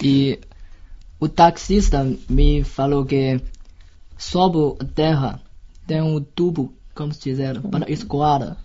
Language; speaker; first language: Portuguese; non-native, fluent; Chinese